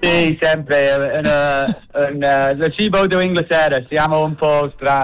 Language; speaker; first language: Italian; non-native, learner; English